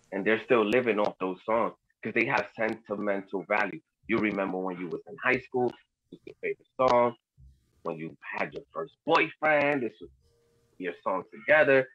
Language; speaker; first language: English; early bilingual, other home language; Spanish